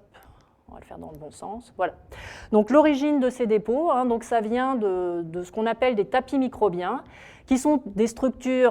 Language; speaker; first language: French; native; French